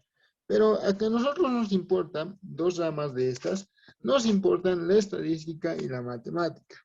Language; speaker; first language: Spanish; native; Spanish